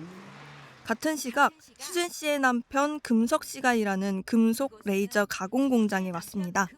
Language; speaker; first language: Korean; native; Korean